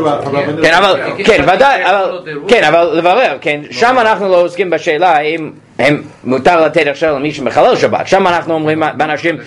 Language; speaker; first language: Hebrew; non-native, fluent; English